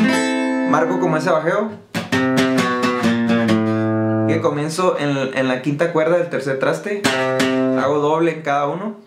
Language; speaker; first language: Spanish; native; Spanish